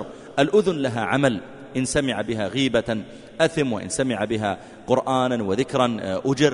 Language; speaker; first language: Arabic; native; Arabic